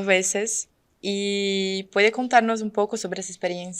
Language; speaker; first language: Spanish; non-native, fluent; Portuguese